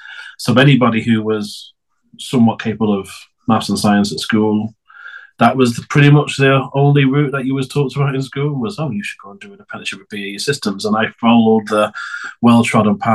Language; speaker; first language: English; native; English